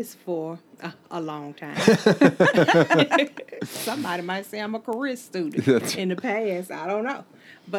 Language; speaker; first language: English; native; English